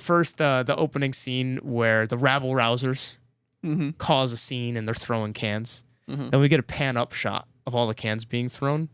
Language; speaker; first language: English; native; English